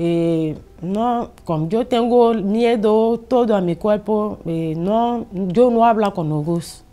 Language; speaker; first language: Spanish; non-native, learner; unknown